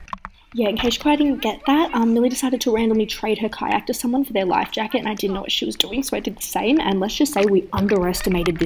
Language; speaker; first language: English; native; English